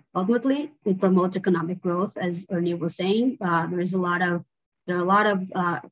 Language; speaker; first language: English; non-native, fluent; Portuguese